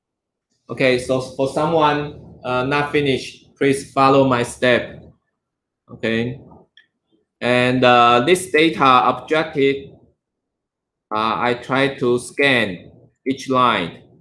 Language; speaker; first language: English; non-native, learner; Chinese